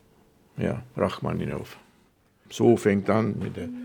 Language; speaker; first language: German; non-native, fluent; Hungarian